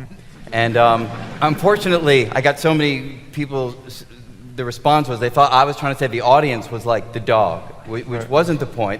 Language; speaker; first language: English; native; English